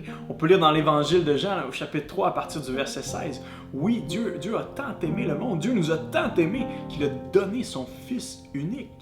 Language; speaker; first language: French; native; French